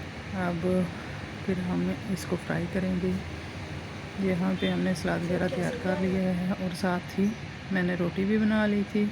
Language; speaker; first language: Hindi; native; Hindi